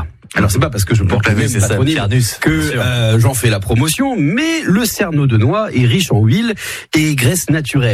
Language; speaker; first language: French; native; French